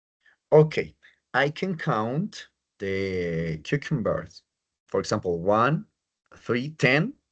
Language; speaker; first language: English; non-native, fluent; Spanish